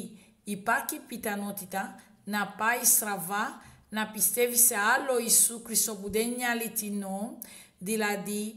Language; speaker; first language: Greek; non-native, learner; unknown